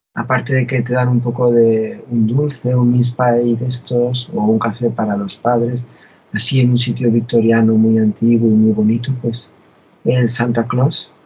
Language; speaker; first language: Spanish; native; Spanish